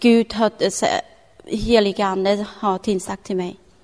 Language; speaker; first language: Swedish; non-native, learner; Thai